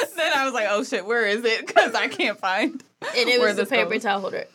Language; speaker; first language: English; native; English